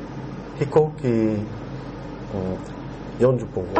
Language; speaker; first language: Japanese; non-native, learner; Korean